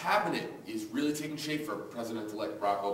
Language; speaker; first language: English; native; English